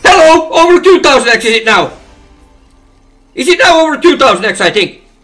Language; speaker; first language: English; non-native, fluent; Finnish